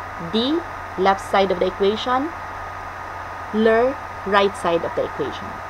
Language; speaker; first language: English; non-native, local second language; Filipino